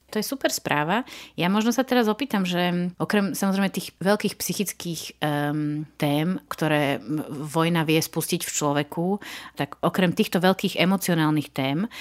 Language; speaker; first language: Slovak; native; Slovak